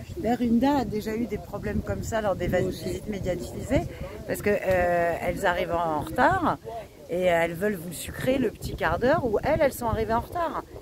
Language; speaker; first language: French; native; French